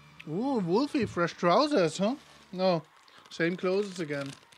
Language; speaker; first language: English; non-native, fluent; German